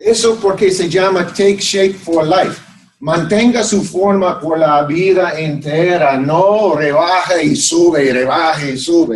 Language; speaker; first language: Spanish; non-native, fluent; English